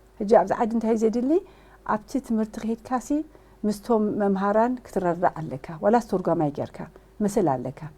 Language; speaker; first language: Tigrinya; early bilingual, heritage; Tigrinya